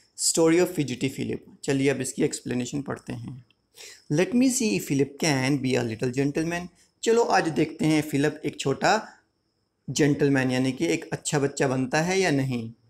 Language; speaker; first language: Hindi; native; Hindi